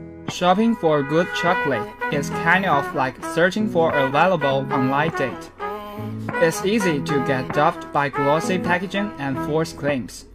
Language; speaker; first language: English; non-native, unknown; Chinese